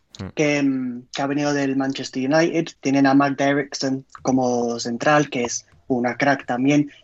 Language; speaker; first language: Spanish; non-native, fluent; English